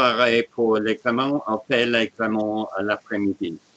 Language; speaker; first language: French; non-native, learner; English